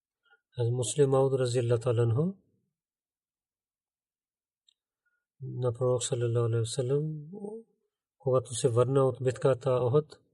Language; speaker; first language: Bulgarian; non-native, learner; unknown